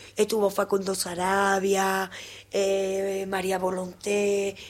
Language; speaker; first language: Spanish; native; Spanish